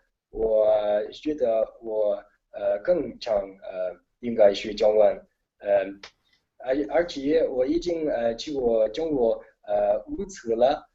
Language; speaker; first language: Chinese; non-native, learner; Italian